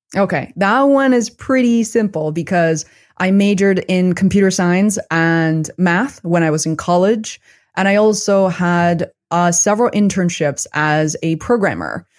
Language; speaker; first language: English; non-native, fluent; Chinese